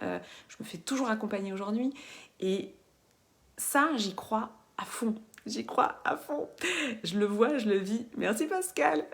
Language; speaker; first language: French; native; French